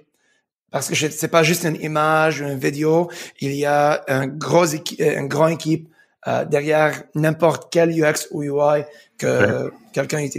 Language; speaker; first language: French; early bilingual, heritage; French